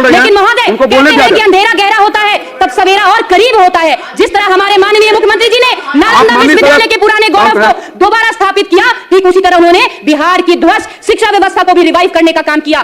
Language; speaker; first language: Hindi; native; Hindi